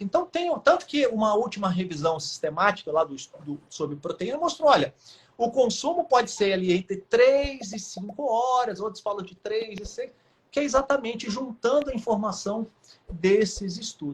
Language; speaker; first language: Portuguese; native; Portuguese